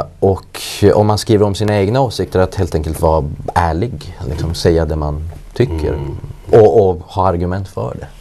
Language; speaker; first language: Swedish; early bilingual, other home language; Persian